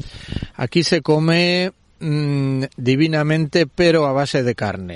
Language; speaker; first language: Spanish; native; Spanish